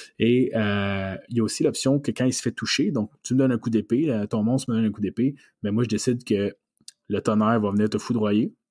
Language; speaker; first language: French; native; French